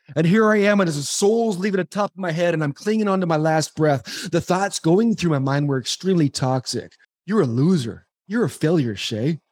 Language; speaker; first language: English; native; English